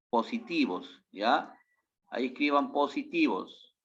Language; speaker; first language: Spanish; native; Spanish